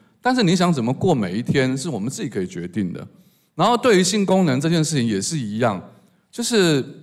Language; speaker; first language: Chinese; native; Chinese